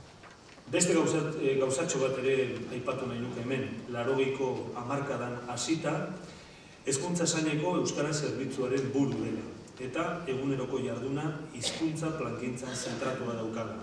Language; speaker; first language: Basque; native; Basque